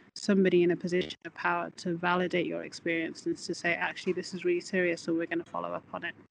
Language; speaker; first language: English; native; English